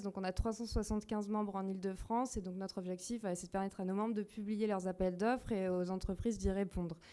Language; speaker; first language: French; native; French